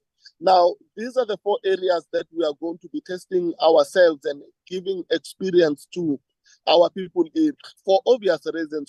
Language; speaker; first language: English; non-native, local second language; Tswana